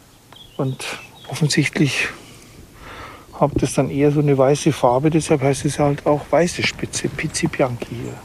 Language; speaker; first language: German; native; German